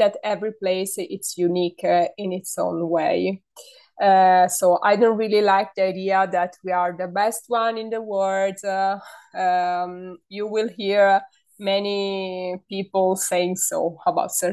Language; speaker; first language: English; non-native, fluent; Italian